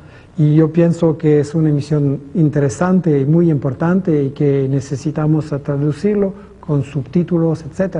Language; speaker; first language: Spanish; non-native, fluent; French